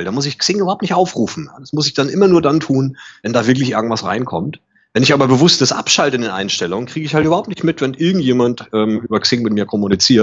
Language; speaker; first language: German; native; German